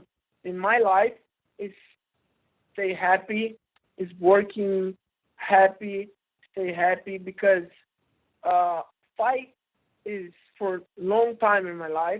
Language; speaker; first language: English; non-native, learner; Portuguese